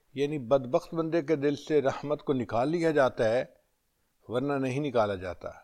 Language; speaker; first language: Urdu; native; Urdu